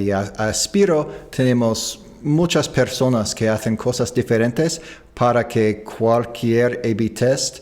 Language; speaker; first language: Spanish; non-native, fluent; English